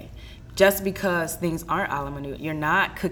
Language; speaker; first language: English; native; English